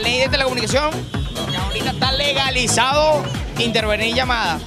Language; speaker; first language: Spanish; native; Spanish